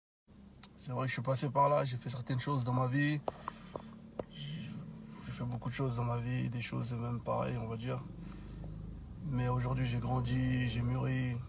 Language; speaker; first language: French; native; French